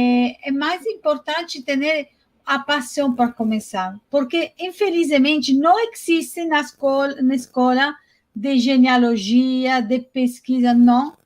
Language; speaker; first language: Portuguese; non-native, fluent; Italian